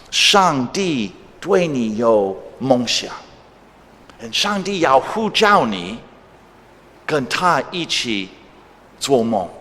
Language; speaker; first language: Chinese; non-native, fluent; English